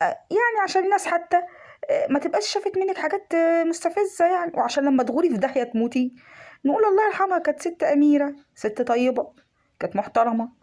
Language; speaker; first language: Arabic; native; Arabic